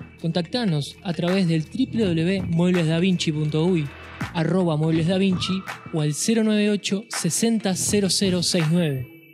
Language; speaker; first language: Spanish; native; Spanish